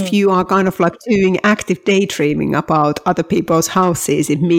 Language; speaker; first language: English; non-native, fluent; Finnish